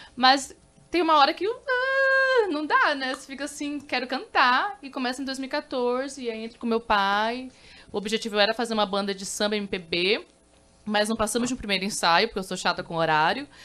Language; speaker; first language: Portuguese; native; Portuguese